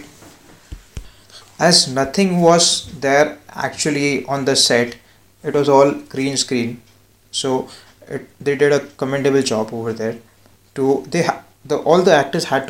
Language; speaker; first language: English; non-native, local second language; Marathi